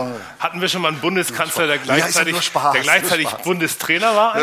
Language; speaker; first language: German; native; German